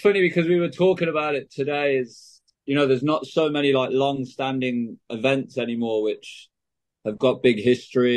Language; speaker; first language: English; native; English